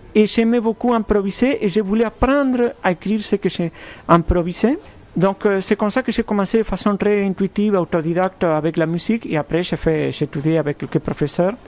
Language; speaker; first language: French; non-native, fluent; Spanish